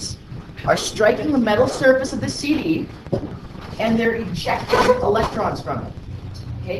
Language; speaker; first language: English; native; English